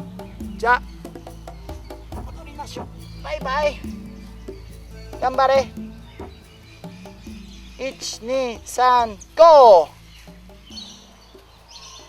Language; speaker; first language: Japanese; non-native, learner; English